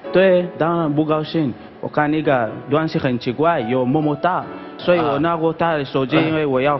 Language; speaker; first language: Chinese; non-native, learner; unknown